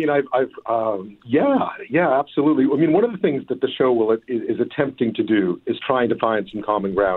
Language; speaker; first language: English; native; English